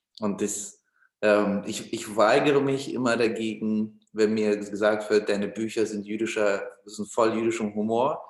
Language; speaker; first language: German; early bilingual, other home language; Russian